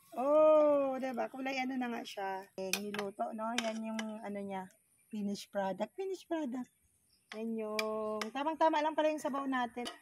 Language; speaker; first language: Filipino; native; Filipino